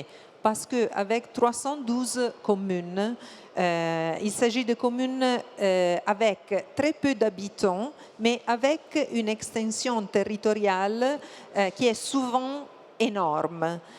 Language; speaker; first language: French; non-native, fluent; Italian